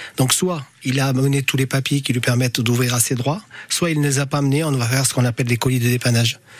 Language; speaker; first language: French; native; French